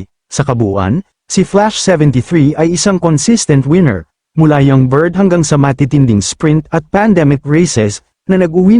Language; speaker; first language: Filipino; native; Filipino